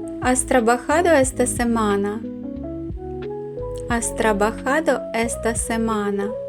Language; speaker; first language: Spanish; non-native, fluent; Ukrainian